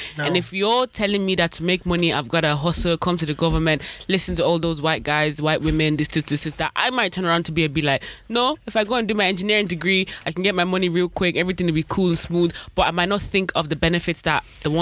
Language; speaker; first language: English; native; English